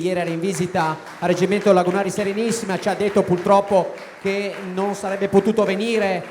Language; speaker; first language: Italian; native; Italian